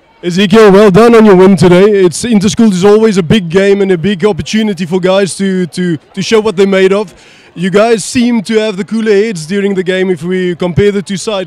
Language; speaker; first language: English; non-native, local second language; Afrikaans